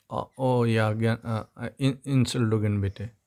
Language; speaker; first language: German; non-native, learner; Hindi